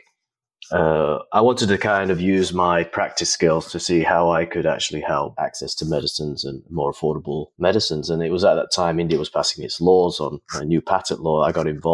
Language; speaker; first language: English; native; English